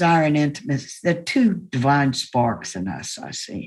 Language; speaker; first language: English; native; English